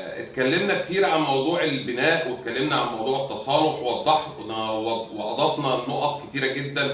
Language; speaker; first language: Arabic; native; Arabic